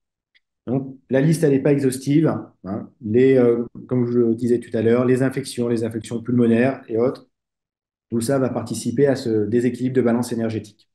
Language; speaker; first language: French; native; French